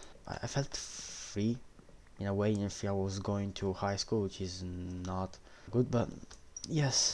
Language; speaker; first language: English; non-native, fluent; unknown